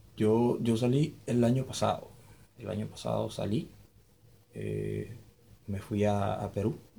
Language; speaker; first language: Spanish; native; Spanish